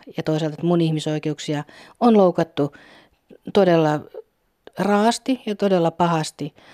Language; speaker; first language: Finnish; native; Finnish